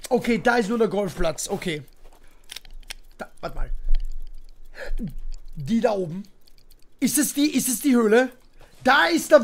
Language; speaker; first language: German; native; German